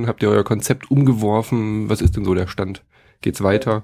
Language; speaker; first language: German; native; German